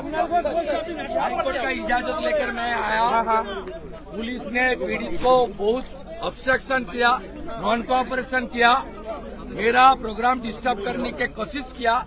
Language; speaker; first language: Hindi; non-native, local second language; Bangla